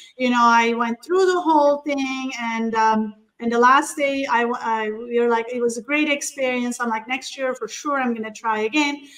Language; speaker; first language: English; non-native, fluent; Turkish